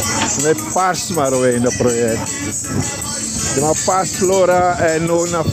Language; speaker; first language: Dutch; non-native, local second language; Sranan Tongo